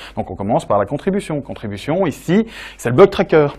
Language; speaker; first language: French; native; French